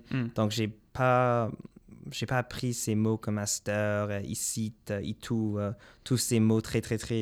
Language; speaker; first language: French; non-native, local second language; English